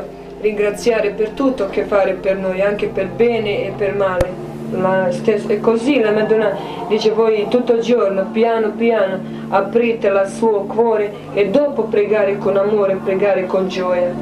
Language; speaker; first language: Italian; non-native, learner; Croatian